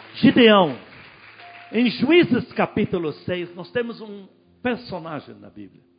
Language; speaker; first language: Portuguese; non-native, fluent; Arabic